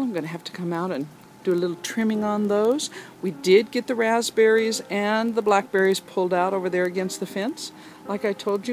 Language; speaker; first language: English; native; English